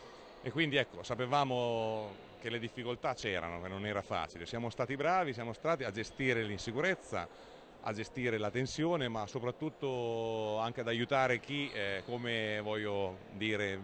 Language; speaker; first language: Italian; native; Italian